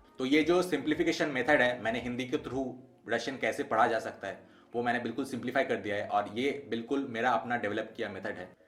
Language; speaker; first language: Hindi; native; Hindi